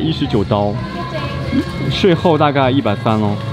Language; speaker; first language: Chinese; native; Chinese